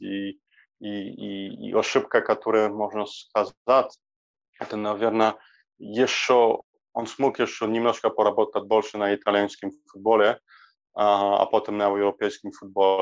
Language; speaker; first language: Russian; non-native, learner; Polish